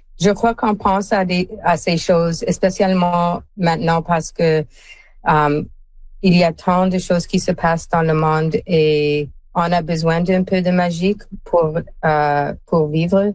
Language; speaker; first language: French; non-native, fluent; English